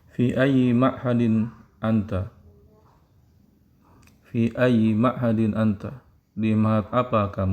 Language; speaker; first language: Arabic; non-native, fluent; Indonesian